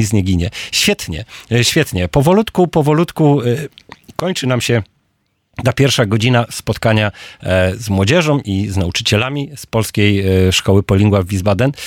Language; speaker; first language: Polish; native; Polish